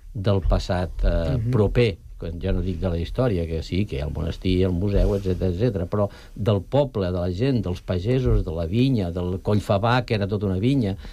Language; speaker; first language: Catalan; native; Catalan